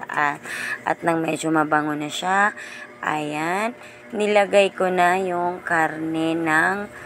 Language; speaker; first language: Filipino; non-native, local second language; Masbatenyo